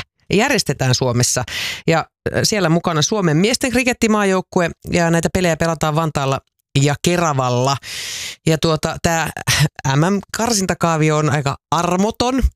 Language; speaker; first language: Finnish; native; Finnish